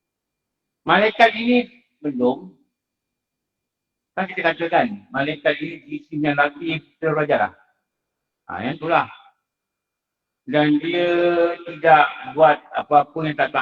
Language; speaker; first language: Malay; native; Malay